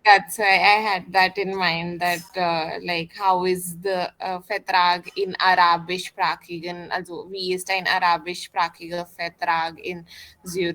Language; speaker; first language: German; non-native, fluent; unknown